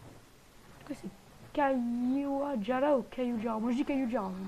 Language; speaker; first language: French; native; French